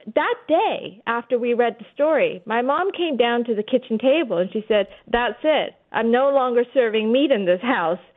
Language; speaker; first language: English; early bilingual, other home language; Urdu